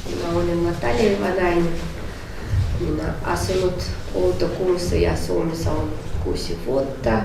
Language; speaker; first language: Finnish; non-native, learner; Russian